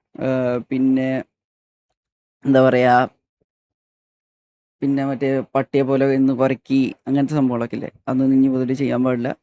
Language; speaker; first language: Malayalam; native; Malayalam